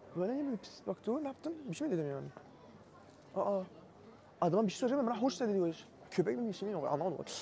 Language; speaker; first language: Turkish; early bilingual, heritage; Turkish